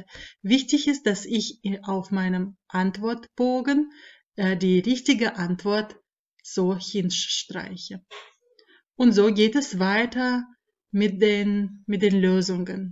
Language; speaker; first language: German; non-native, fluent; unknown